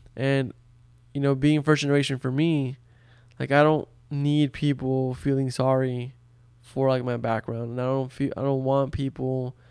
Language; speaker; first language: English; early bilingual, other home language; Spanish